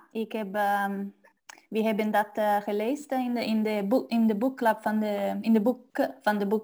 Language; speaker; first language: Dutch; non-native, learner; English